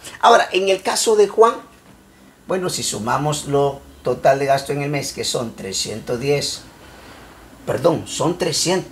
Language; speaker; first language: Spanish; native; Spanish